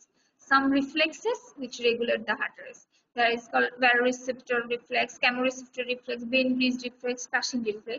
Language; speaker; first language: English; non-native, local second language; Bangla